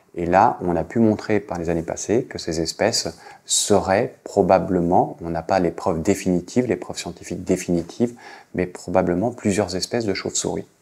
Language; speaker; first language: French; native; French